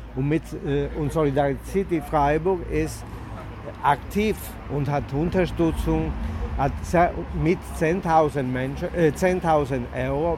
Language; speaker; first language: German; non-native, learner; Italian